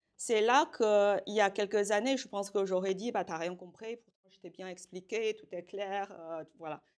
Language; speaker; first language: French; non-native, fluent; Chinese